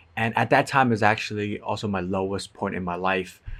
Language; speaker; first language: English; non-native, fluent; Cantonese